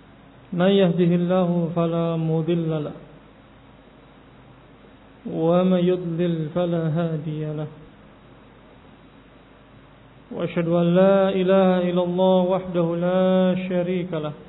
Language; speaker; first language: Arabic; non-native, fluent; Indonesian